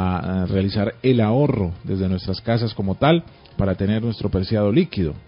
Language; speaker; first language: Spanish; native; Spanish